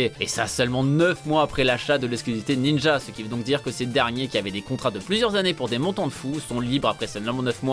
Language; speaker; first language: French; native; French